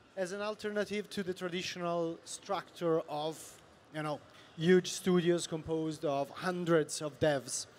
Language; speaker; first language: English; non-native, fluent; Italian